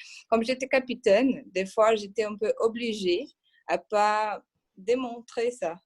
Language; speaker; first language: French; non-native, fluent; Portuguese